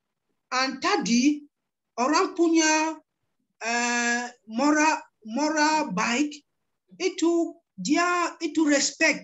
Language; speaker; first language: Indonesian; non-native, learner; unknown